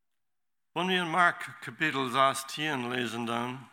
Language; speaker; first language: German; non-native, learner; Low German